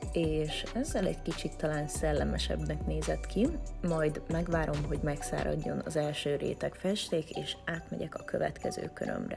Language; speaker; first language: Hungarian; native; Hungarian